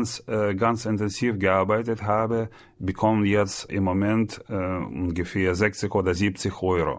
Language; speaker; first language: German; non-native, learner; Russian